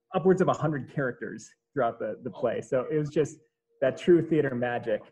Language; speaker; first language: English; native; English